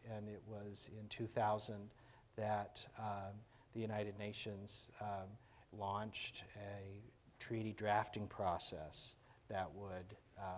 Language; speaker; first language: English; native; English